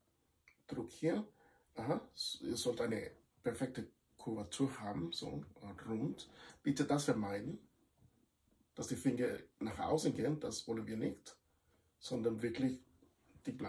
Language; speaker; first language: German; non-native, fluent; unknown